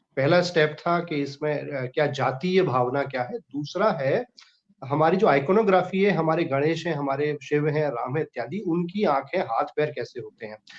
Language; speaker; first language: Hindi; native; Hindi